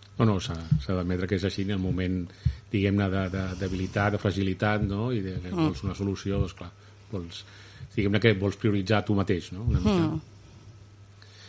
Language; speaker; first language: Catalan; native; Catalan